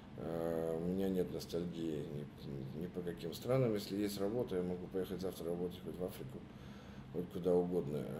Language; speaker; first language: Russian; native; Russian